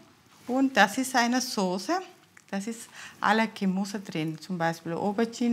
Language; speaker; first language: German; non-native, learner; Tamil